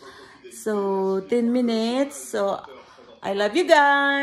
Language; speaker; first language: English; non-native, learner; Filipino